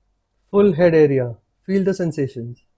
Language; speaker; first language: Hindi; native; Hindi